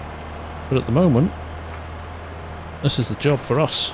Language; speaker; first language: English; native; English